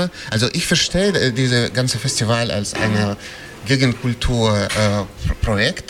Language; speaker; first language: German; non-native, fluent; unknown